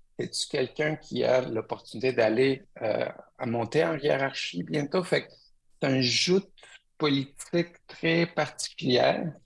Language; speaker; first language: French; early bilingual, other home language; Spanish